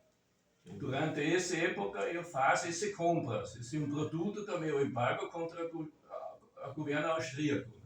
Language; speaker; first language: Portuguese; non-native, learner; German